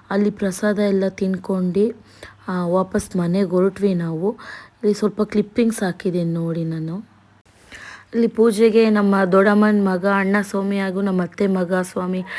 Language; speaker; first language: Kannada; native; Kannada